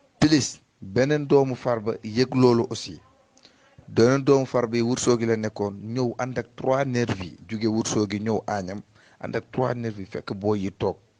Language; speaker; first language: Wolof; non-native, local second language; Fula